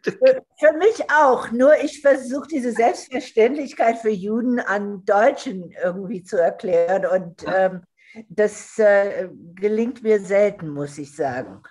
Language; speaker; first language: German; non-native, fluent; English